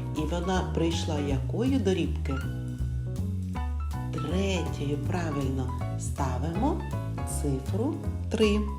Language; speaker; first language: Ukrainian; native; Ukrainian